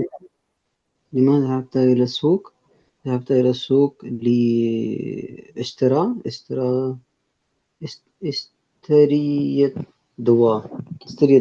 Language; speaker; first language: Arabic; non-native, learner; Urdu